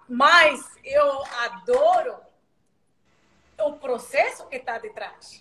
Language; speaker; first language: Portuguese; non-native, learner; Spanish